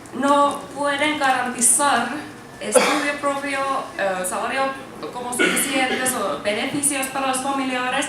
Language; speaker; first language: Spanish; non-native, learner; Finnish